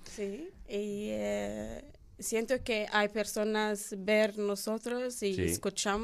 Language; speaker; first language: Spanish; non-native, learner; Arabic